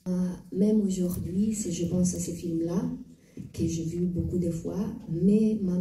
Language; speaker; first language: French; non-native, fluent; Italian